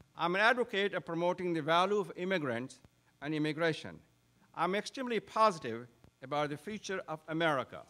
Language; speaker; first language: English; non-native, local second language; Urdu